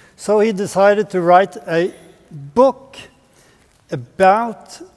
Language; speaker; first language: English; non-native, fluent; Norwegian